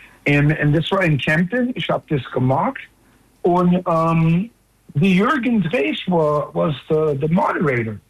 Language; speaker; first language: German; non-native, learner; English